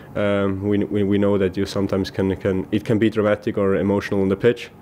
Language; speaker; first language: English; non-native, fluent; German